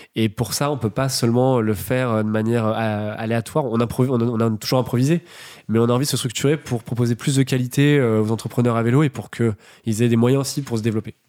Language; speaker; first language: French; native; French